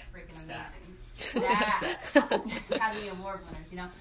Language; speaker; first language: English; native; English